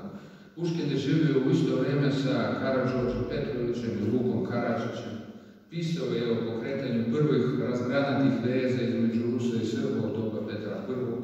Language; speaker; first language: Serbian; non-native, fluent; Russian